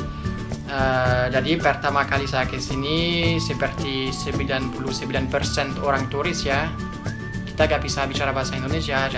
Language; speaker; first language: Indonesian; non-native, fluent; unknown